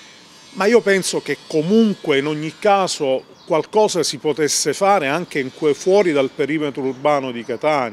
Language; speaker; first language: Italian; native; Italian